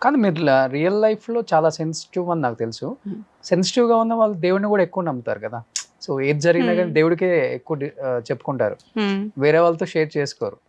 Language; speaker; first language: Telugu; native; Telugu